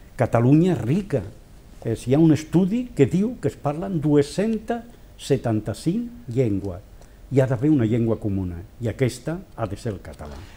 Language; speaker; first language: Catalan; non-native, local second language; Spanish